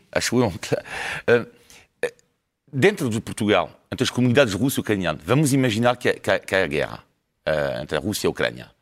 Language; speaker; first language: Portuguese; non-native, fluent; French